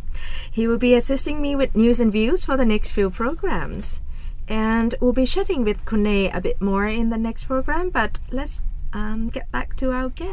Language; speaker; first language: English; non-native, fluent; Thai